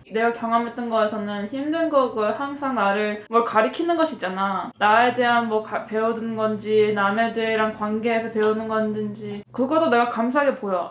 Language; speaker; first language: Korean; early bilingual, heritage; Korean